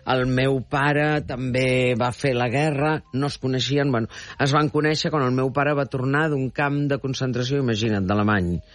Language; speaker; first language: Catalan; early bilingual, heritage; Catalan